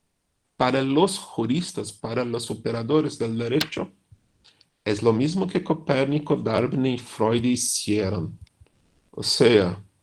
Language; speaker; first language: Spanish; non-native, fluent; Portuguese